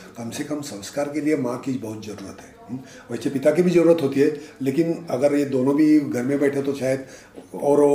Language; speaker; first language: Hindi; non-native, local second language; Marathi